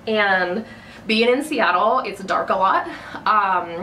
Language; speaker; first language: English; native; English